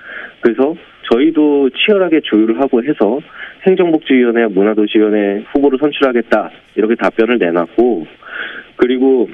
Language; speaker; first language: Korean; native; Korean